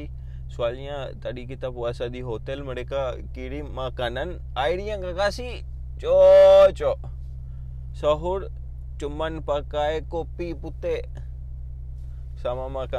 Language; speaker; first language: Indonesian; non-native, fluent; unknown